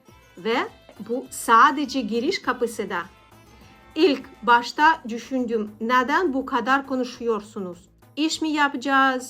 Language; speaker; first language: Turkish; non-native, learner; Russian